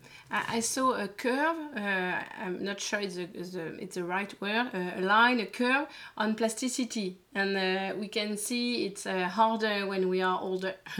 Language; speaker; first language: English; non-native, learner; French